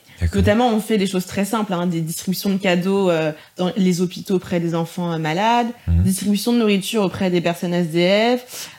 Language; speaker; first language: French; native; French